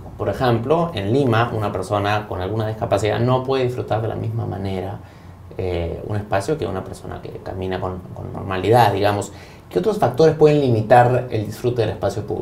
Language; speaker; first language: Spanish; native; Spanish